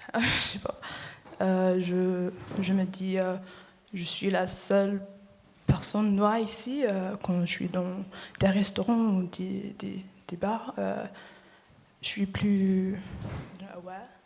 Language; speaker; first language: French; non-native, learner; English